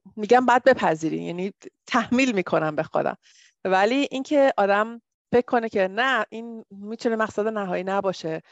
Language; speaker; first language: Persian; native; Persian